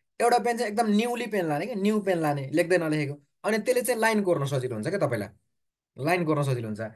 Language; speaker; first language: Nepali; native; Nepali